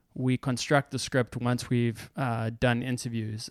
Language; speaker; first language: English; native; English